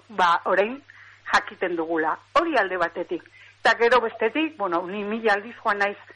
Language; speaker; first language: Basque; non-native, local second language; Spanish